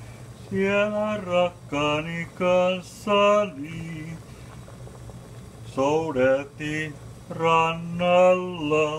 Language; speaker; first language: Finnish; native; Finnish